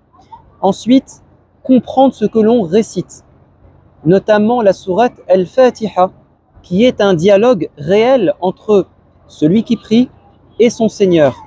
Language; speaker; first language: French; native; French